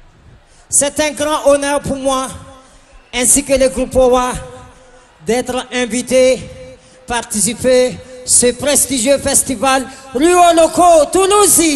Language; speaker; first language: French; non-native, local second language; Malagasy